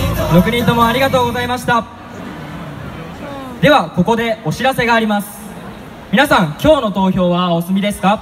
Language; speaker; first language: Japanese; native; Japanese